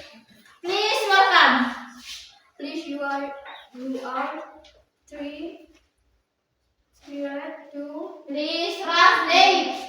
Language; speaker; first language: English; non-native, learner; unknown